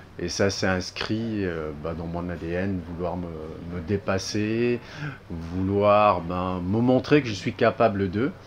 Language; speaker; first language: French; early bilingual, other home language; Arabic